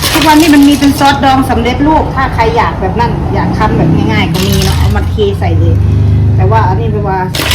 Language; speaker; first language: Thai; native; Thai